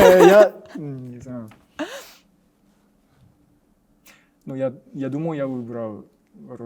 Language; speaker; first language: Russian; non-native, learner; Japanese